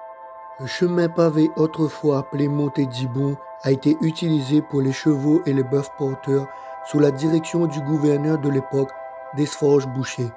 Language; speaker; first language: French; non-native, local second language; Réunion Creole French